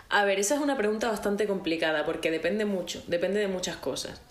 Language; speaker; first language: Spanish; native; Spanish